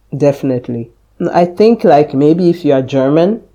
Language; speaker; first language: English; native; English